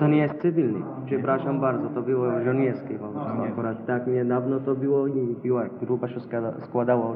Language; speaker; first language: Polish; non-native, learner; Arabic